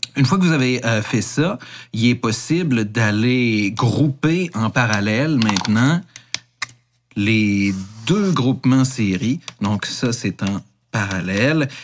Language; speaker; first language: French; native; French